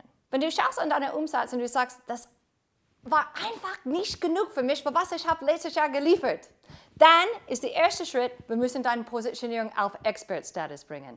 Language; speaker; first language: German; non-native, fluent; English